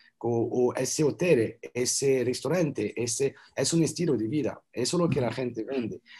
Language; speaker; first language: Spanish; non-native, learner; French